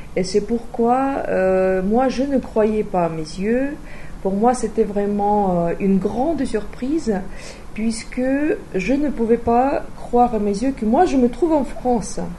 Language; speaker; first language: French; non-native, fluent; Russian